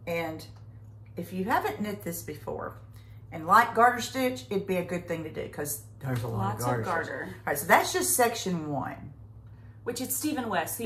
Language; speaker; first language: English; native; English